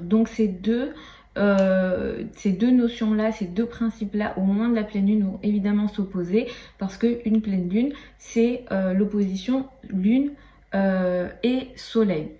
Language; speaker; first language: French; native; French